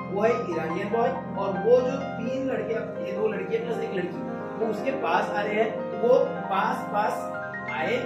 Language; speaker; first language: Hindi; native; Hindi